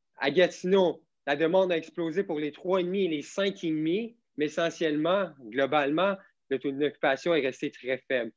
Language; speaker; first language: French; native; French